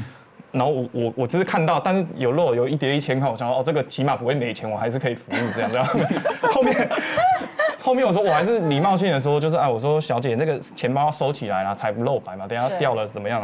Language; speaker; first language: Chinese; native; Chinese